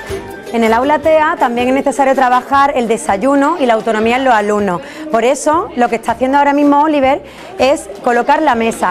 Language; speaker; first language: Spanish; native; Spanish